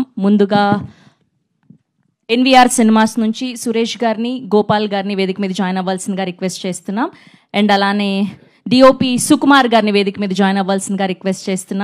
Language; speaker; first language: Telugu; native; Telugu